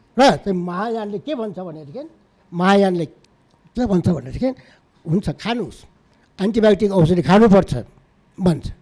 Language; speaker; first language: Nepali; non-native, local second language; Newari